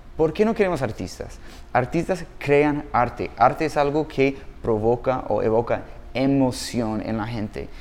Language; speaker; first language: Spanish; non-native, fluent; English